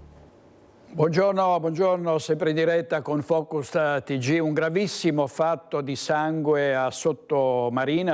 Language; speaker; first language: Italian; native; Italian